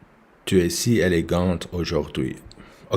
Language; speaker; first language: French; non-native, learner; English